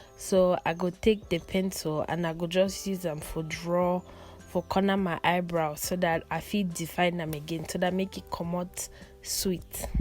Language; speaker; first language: Nigerian Pidgin; non-native, local second language; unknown